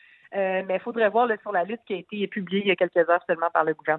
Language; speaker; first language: French; native; French